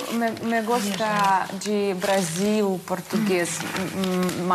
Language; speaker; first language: Portuguese; non-native, learner; Russian